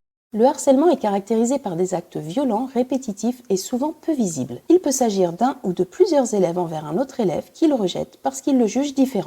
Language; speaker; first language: French; native; French